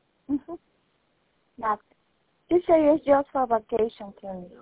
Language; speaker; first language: English; non-native, learner; Spanish